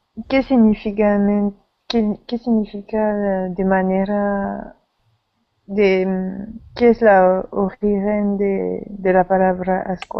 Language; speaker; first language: Spanish; non-native, learner; French